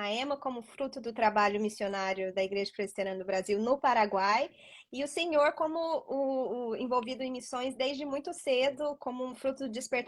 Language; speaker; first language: Portuguese; native; Portuguese